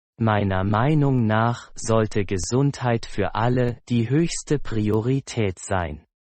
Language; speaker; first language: German; non-native, fluent; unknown